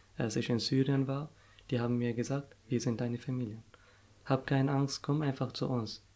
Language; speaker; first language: German; non-native, fluent; Arabic